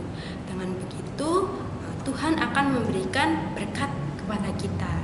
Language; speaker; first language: Indonesian; native; Indonesian